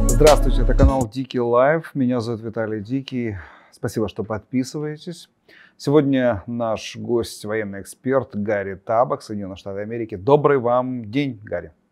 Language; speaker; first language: Russian; native; Russian